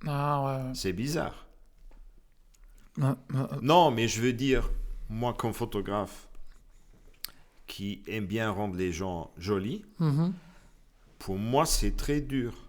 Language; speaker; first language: French; non-native, local second language; Luxembourgish